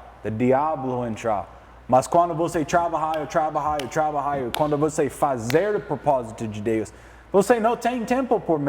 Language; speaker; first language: Portuguese; non-native, learner; English